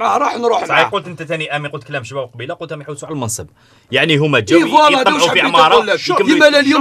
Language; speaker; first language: Arabic; native; Arabic